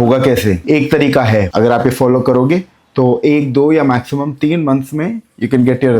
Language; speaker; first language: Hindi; non-native, local second language; Bangla